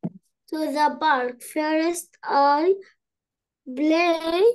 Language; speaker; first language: English; non-native, learner; Arabic